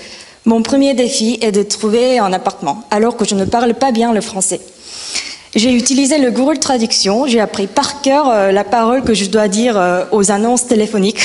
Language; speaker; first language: French; non-native, fluent; Korean